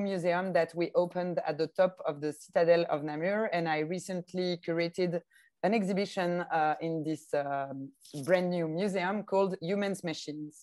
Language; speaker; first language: English; non-native, fluent; French